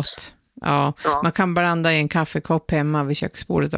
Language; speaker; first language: Swedish; native; Swedish